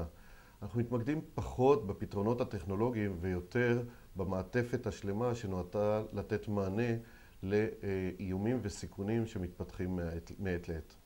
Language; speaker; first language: Hebrew; native; Hebrew